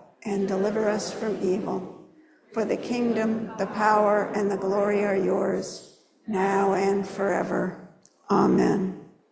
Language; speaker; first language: English; native; English